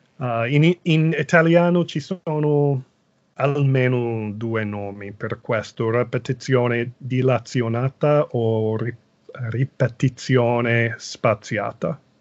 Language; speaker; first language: Italian; non-native, fluent; English